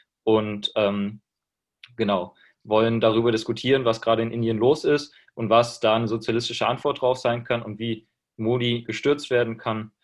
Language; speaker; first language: German; native; German